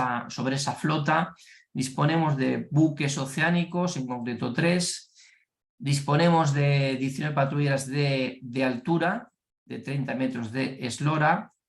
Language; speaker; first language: Spanish; native; Spanish